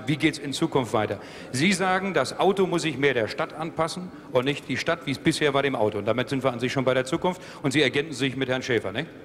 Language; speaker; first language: German; native; German